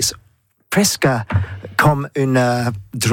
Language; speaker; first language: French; non-native, learner; English